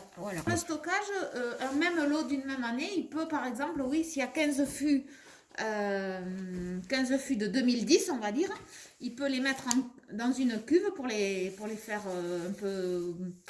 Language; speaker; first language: French; native; French